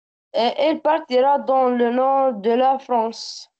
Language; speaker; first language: French; non-native, learner; Arabic